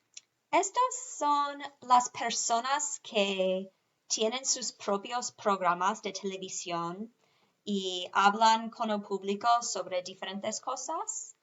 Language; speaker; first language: Spanish; non-native, fluent; English